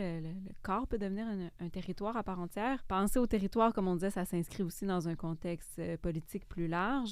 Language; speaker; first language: French; native; French